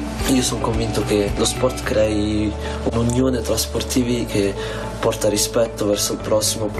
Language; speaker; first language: Italian; early bilingual, other home language; Arabic